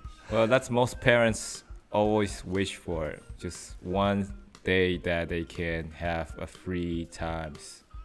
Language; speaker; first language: English; non-native, fluent; Chinese